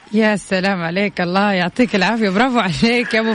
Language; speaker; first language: Arabic; native; Arabic